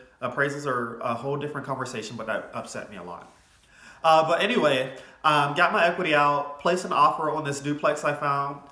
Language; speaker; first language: English; native; English